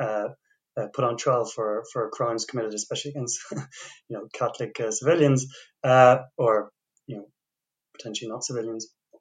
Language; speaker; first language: English; native; English